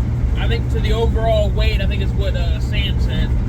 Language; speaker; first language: English; native; English